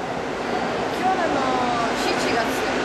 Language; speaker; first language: Japanese; non-native, learner; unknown